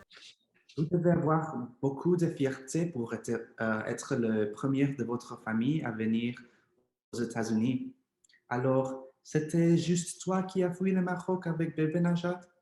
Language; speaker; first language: French; non-native, learner; English